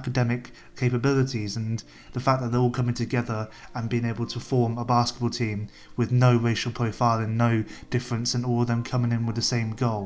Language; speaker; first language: English; native; English